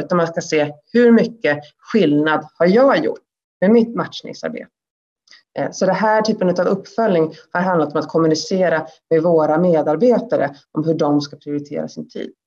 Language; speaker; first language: Swedish; native; Swedish